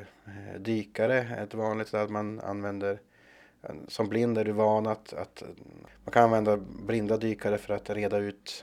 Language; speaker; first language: Swedish; native; Swedish